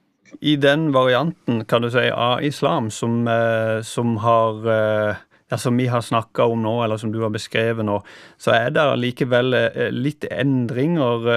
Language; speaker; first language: Norwegian; native; Norwegian